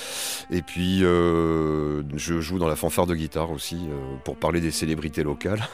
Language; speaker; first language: French; native; French